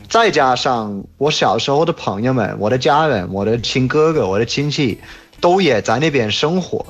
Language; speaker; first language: Chinese; non-native, fluent; English